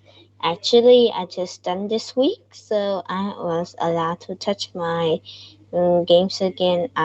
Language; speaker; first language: English; non-native, learner; Vietnamese